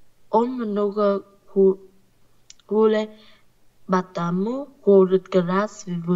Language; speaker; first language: Russian; non-native, learner; Vietnamese